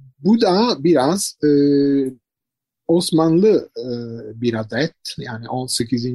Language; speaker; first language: Turkish; non-native, fluent; Italian